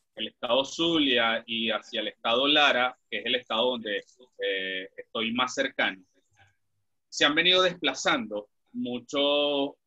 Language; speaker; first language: Spanish; native; Spanish